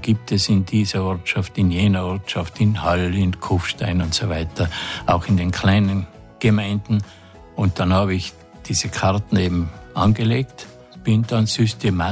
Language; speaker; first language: German; native; German